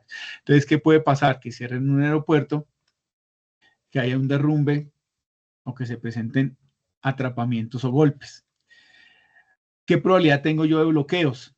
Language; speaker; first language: Spanish; native; Spanish